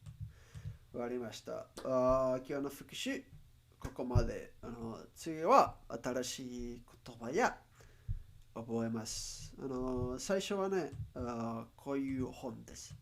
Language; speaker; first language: Japanese; non-native, learner; Spanish